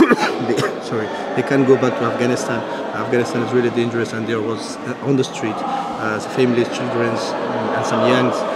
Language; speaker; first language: English; non-native, fluent; Persian